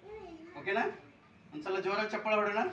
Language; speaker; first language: Kannada; native; Kannada